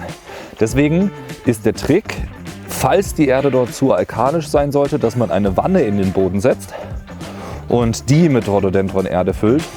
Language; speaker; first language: German; native; German